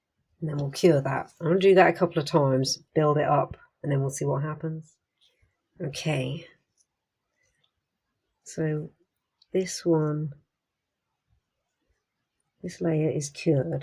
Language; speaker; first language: English; native; English